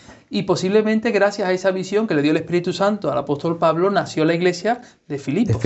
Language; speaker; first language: Spanish; native; Spanish